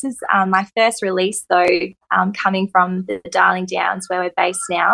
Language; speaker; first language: English; native; English